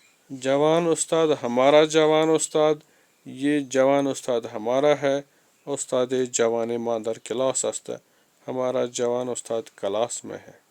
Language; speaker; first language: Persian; non-native, fluent; Urdu